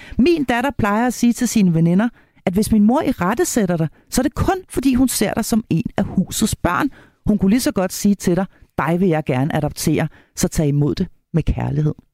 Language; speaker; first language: Danish; native; Danish